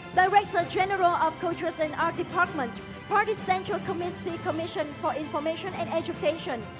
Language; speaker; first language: English; non-native, fluent; Vietnamese